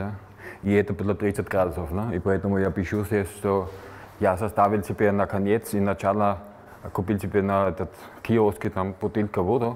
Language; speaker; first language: Russian; non-native, fluent; German